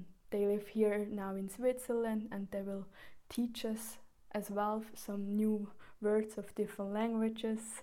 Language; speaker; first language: English; non-native, fluent; German